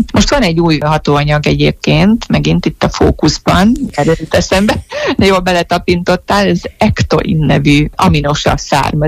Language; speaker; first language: Hungarian; native; Hungarian